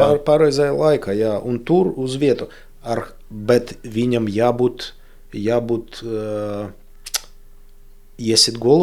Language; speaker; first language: Latvian; non-native, local second language; Russian